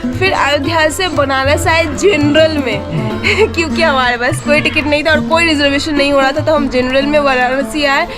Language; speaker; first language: Hindi; non-native, local second language; Bangla